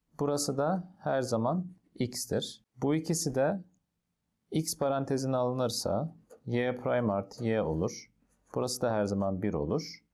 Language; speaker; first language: Turkish; native; Turkish